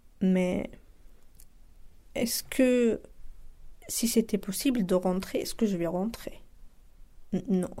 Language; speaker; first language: French; non-native, local second language; Arabic